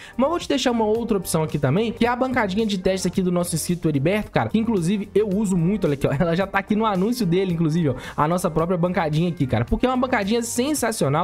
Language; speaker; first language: Portuguese; native; Portuguese